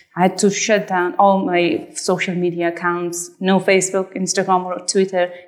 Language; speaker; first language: English; non-native, fluent; Persian